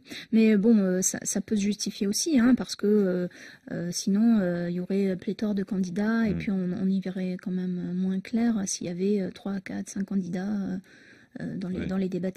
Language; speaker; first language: French; native; French